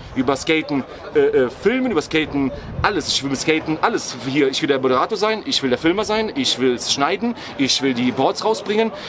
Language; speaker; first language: German; early bilingual, other home language; Ukrainian